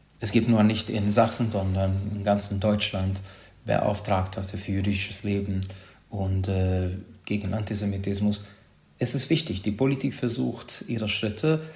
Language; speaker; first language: German; non-native, fluent; Hungarian